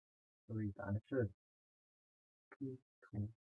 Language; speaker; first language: Chinese; non-native, fluent; Indonesian